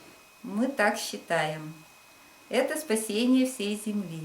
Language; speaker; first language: Russian; native; Russian